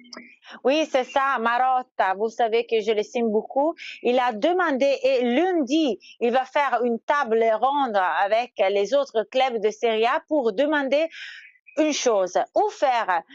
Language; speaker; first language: French; non-native, fluent; Italian